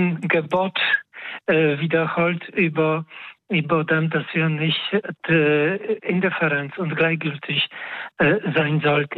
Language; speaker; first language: German; non-native, fluent; Polish